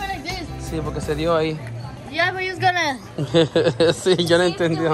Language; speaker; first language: Spanish; native; Spanish